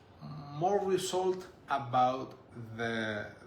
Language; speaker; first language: English; non-native, learner; Spanish